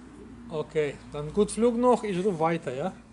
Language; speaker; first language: German; non-native, local second language; Polish